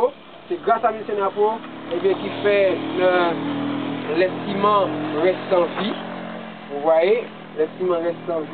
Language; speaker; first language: French; non-native, local second language; Haitian Creole